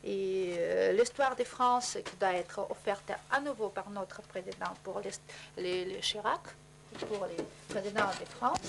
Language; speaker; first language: French; non-native, fluent; Russian